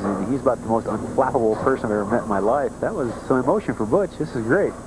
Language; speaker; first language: English; native; English